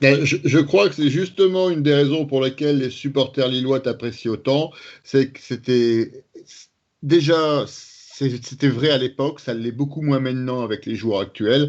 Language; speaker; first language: French; native; French